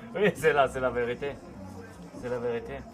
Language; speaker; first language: French; non-native, fluent; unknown